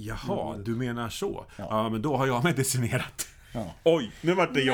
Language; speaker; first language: Swedish; native; Swedish